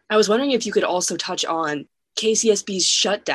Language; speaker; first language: English; native; English